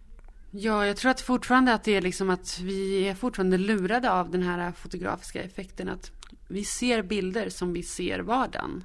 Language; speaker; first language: Swedish; native; Swedish